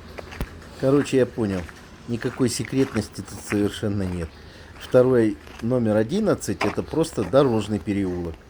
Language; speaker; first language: Russian; native; Russian